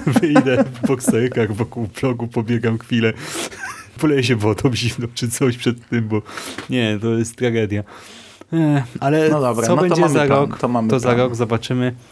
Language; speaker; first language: Polish; native; Polish